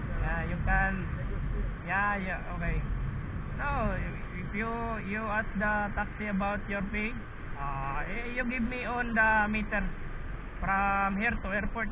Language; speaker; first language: English; non-native, learner; Arabic